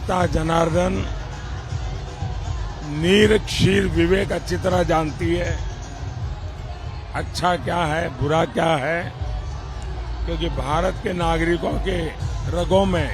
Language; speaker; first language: Hindi; non-native, local second language; Gujarati